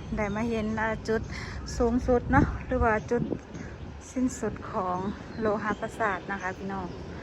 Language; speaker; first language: Thai; native; Thai